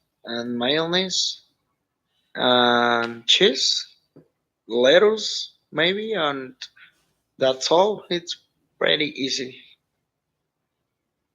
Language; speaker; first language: English; non-native, learner; Spanish